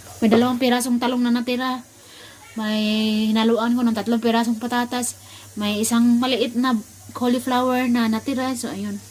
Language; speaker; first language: Filipino; non-native, local second language; Cebuano